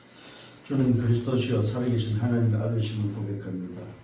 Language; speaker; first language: Korean; native; Korean